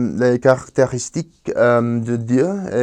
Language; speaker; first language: French; non-native, fluent; Spanish